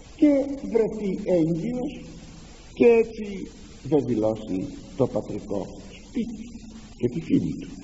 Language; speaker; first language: Greek; native; Greek